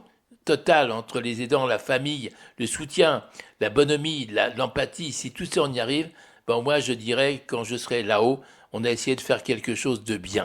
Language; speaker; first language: French; native; French